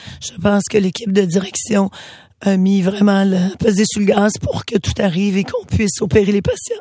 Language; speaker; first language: French; native; French